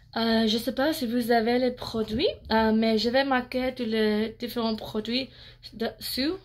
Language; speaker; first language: French; non-native, learner; English